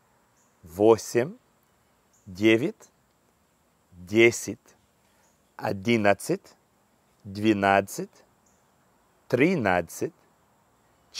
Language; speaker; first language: Russian; non-native, fluent; English